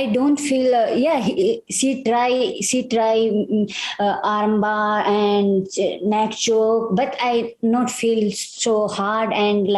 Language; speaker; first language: English; non-native, learner; Hindi